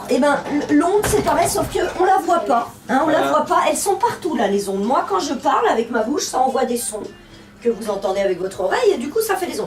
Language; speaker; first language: French; native; French